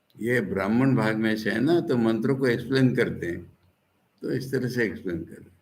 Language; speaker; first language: Hindi; non-native, local second language; Bangla